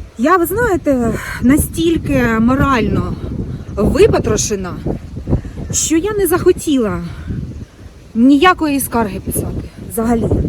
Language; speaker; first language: Ukrainian; non-native, local second language; Russian